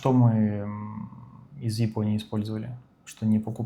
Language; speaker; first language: Russian; native; Russian